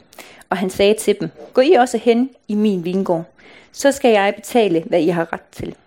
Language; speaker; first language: Danish; native; Danish